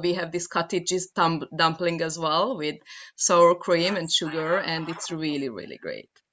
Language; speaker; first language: English; non-native, fluent; Hungarian